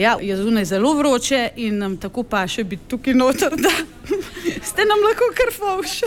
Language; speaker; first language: Slovenian; native; Slovenian